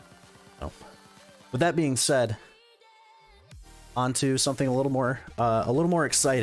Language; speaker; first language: English; native; English